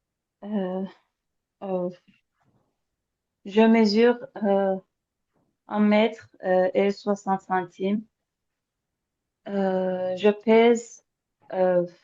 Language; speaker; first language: French; non-native, learner; Azerbaijani